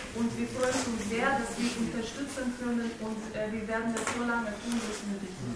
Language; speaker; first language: German; early bilingual, other home language; Turkish